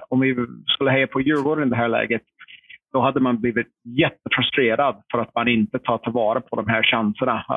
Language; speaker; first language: Swedish; non-native, fluent; English